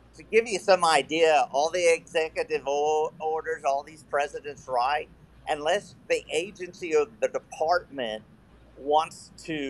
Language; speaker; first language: English; native; English